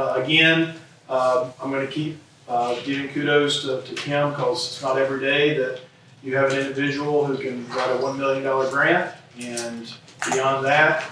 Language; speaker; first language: English; native; English